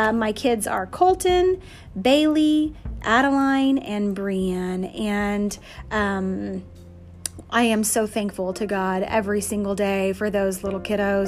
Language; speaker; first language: English; native; English